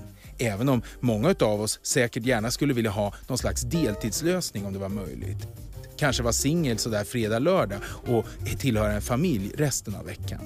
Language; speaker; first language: Swedish; native; Swedish